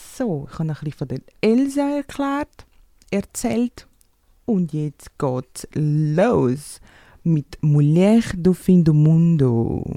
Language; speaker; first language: German; non-native, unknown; Portuguese